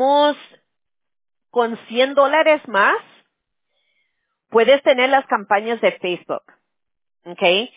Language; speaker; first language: Spanish; early bilingual, other home language; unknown